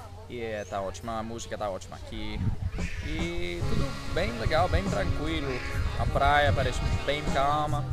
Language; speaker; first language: Portuguese; non-native, learner; Greek